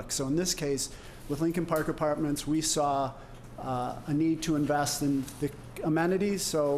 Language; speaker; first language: English; native; English